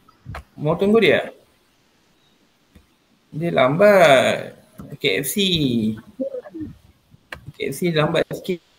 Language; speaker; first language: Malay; non-native, local second language; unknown